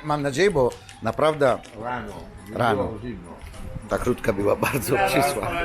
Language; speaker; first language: Polish; non-native, fluent; Italian